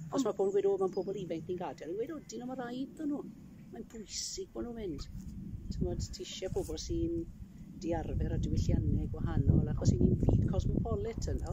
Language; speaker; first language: Welsh; early bilingual, heritage; Welsh